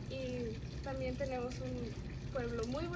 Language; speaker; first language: Spanish; early bilingual, heritage; Spanish